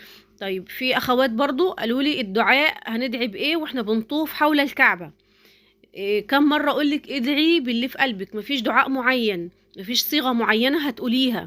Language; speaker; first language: Arabic; native; Arabic